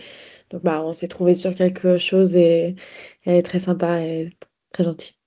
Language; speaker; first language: French; non-native, fluent; Italian